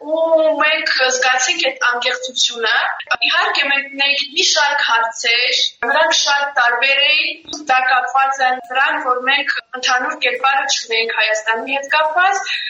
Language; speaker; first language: Armenian; early bilingual, heritage; Armenian